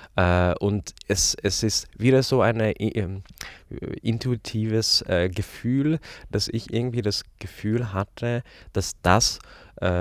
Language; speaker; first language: German; non-native, fluent; Hungarian